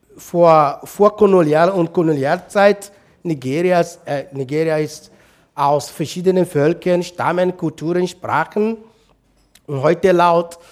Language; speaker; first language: German; non-native, fluent; Igbo